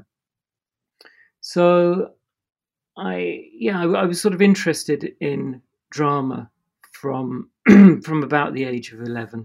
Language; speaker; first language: English; native; English